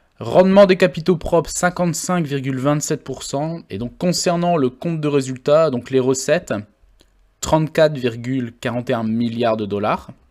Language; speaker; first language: French; native; French